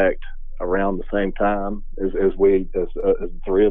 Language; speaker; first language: English; native; English